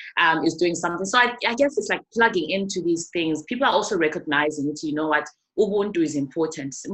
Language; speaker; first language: English; non-native, local second language; North Ndebele